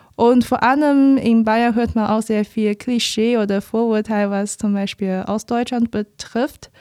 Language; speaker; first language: German; non-native, fluent; Chinese